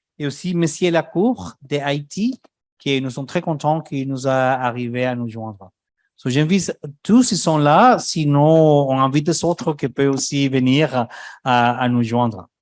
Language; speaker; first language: French; non-native, fluent; Spanish